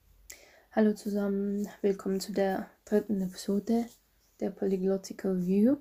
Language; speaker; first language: German; non-native, fluent; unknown